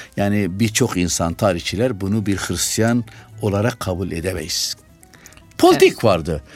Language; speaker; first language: Turkish; non-native, fluent; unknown